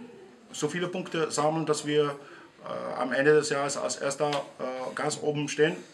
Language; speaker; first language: German; early bilingual, other home language; Arabic